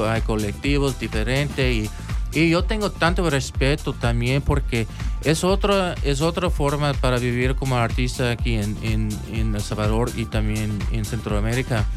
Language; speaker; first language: Spanish; non-native, local second language; English